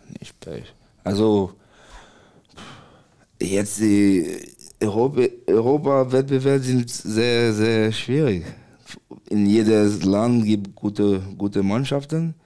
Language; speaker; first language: German; non-native, fluent; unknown